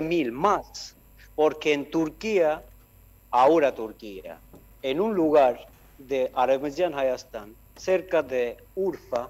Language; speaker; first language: Spanish; non-native, fluent; Armenian